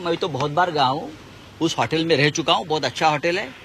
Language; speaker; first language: Hindi; non-native, local second language; Marathi